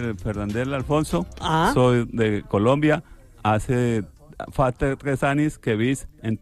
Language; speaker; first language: Catalan; non-native, learner; Spanish